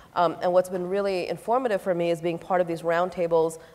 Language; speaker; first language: English; native; English